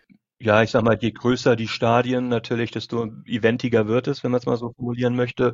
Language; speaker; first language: German; native; German